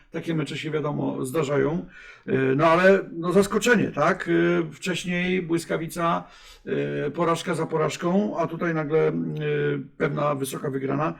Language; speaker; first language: Polish; native; Polish